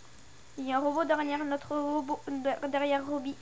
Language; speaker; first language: French; native; French